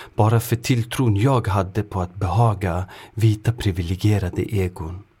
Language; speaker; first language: Swedish; native; Swedish